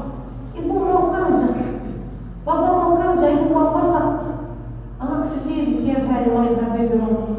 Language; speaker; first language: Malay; non-native, learner; Arabic